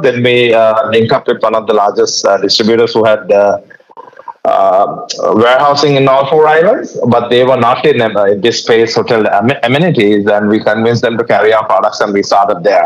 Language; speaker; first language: English; non-native, local second language; Sinhala